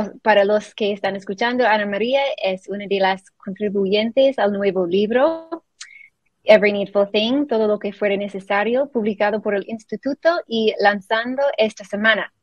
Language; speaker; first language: Spanish; non-native, fluent; English